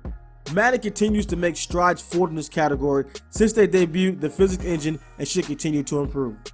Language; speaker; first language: English; native; English